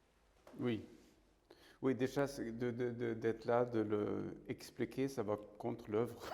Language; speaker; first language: French; non-native, fluent; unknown